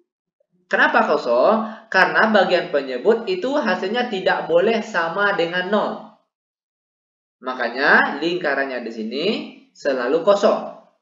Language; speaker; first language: Indonesian; native; Indonesian